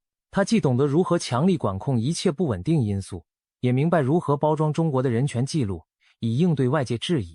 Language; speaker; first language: Chinese; native; Chinese